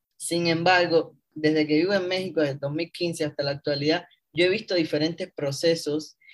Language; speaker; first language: Spanish; native; Spanish